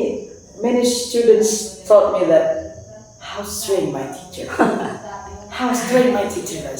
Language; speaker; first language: English; non-native, fluent; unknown